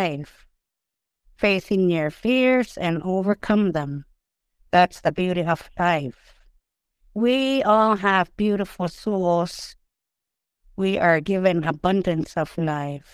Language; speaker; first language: English; non-native, fluent; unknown